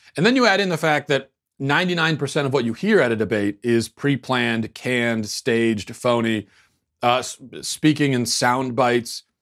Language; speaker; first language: English; native; English